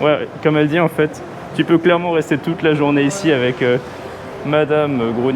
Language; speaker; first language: French; native; French